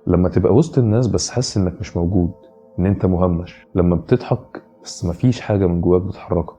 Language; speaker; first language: Arabic; native; Arabic